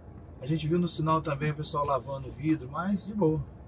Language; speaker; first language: Portuguese; native; Portuguese